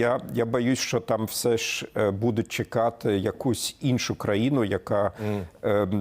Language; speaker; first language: Ukrainian; non-native, fluent; German